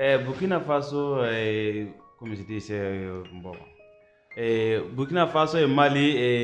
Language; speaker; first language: Italian; non-native, learner; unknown